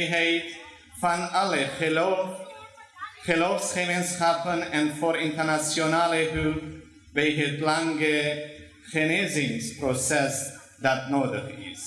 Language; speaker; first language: Dutch; non-native, fluent; Turoyo